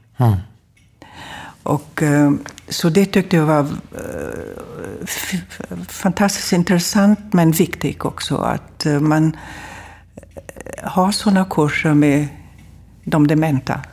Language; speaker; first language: Swedish; non-native, fluent; German